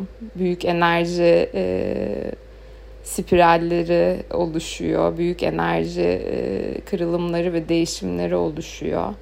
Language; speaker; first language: Turkish; native; Turkish